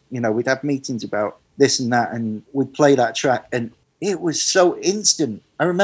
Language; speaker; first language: English; native; English